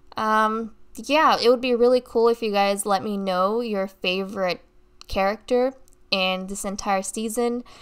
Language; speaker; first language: English; native; English